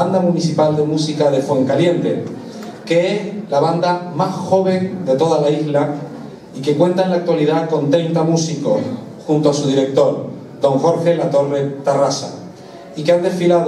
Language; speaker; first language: Spanish; native; Spanish